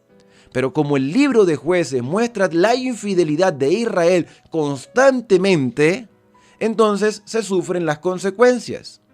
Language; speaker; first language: Spanish; native; Spanish